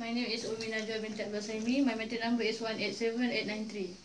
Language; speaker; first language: English; non-native, learner; Malay